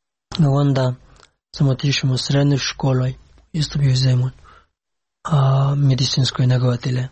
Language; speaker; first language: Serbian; non-native, learner; Pashto